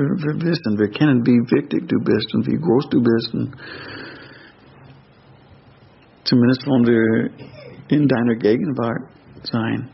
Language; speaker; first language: German; non-native, fluent; English